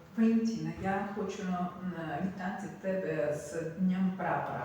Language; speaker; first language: Ukrainian; non-native, learner; Russian